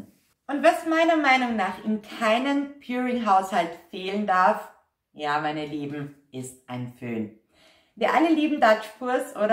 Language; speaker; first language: German; native; German